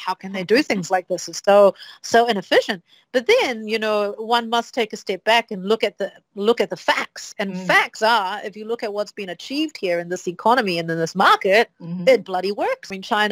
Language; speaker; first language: English; native; English